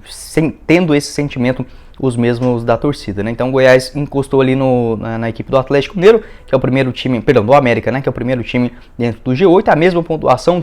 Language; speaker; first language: Portuguese; native; Portuguese